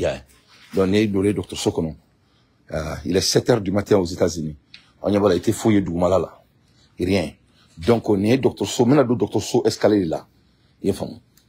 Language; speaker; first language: French; non-native, local second language; Bambara